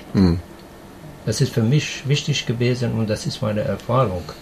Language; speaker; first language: German; non-native, learner; Persian